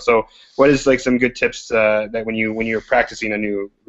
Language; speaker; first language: English; native; English